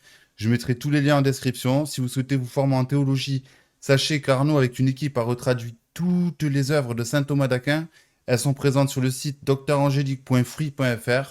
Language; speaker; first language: French; native; French